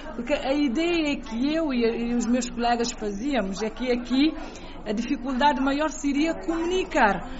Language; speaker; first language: Portuguese; non-native, local second language; Kabuverdianu